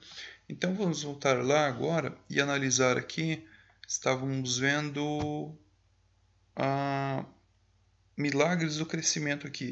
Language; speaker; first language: Portuguese; native; Portuguese